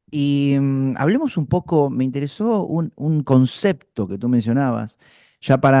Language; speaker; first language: Spanish; native; Spanish